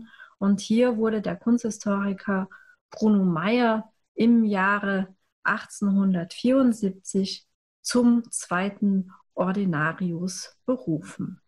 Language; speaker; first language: German; native; German